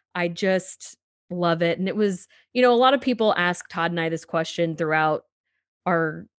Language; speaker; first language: English; native; English